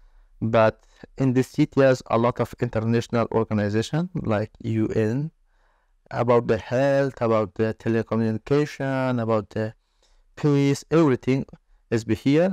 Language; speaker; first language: English; non-native, learner; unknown